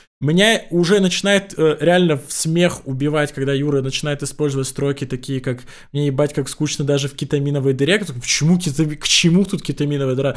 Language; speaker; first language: Russian; native; Russian